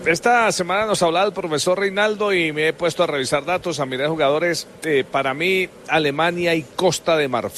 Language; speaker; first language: Spanish; native; Spanish